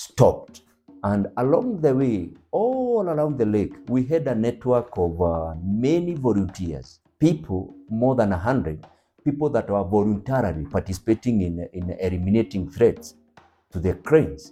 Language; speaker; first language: English; non-native, local second language; Kikuyu